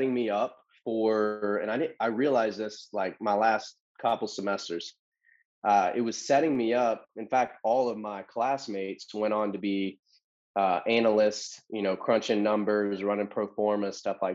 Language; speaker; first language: English; native; English